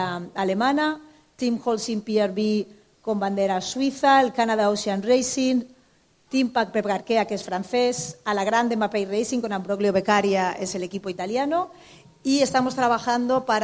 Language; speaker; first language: Spanish; native; Spanish